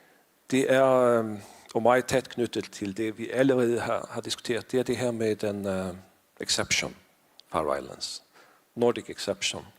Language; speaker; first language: Danish; non-native, fluent; Faroese